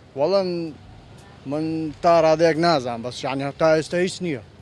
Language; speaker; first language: Central Kurdish; native; Central Kurdish